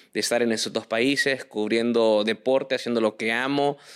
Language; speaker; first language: Spanish; early bilingual, heritage; Spanish